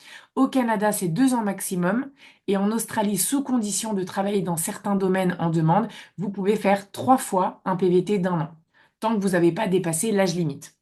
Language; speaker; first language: French; native; French